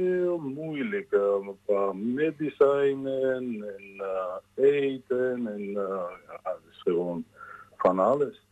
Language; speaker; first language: Dutch; non-native, learner; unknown